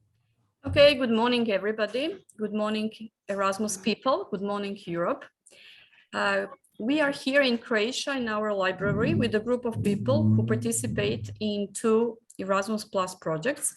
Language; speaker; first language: English; non-native, fluent; Croatian